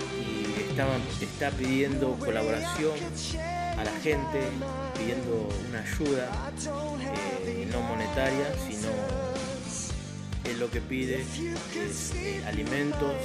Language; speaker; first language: Spanish; native; Spanish